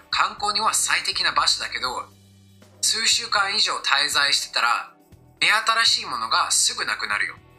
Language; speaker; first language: Japanese; non-native, fluent; English